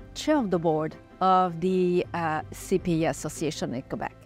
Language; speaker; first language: English; non-native, fluent; French